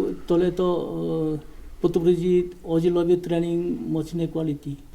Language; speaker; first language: Czech; non-native, learner; Korean